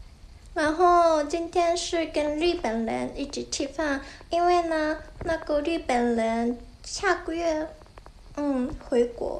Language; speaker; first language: Chinese; non-native, learner; Japanese